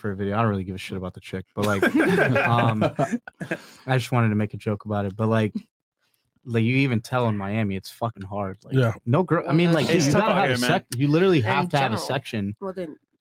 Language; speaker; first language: English; native; English